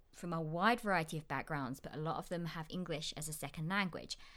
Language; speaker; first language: English; native; English